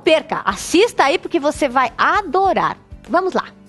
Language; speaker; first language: Portuguese; native; Portuguese